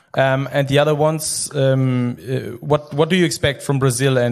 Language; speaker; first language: English; non-native, fluent; German